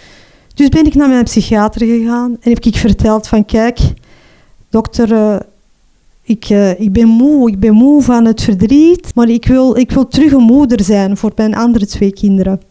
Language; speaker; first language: Dutch; non-native, local second language; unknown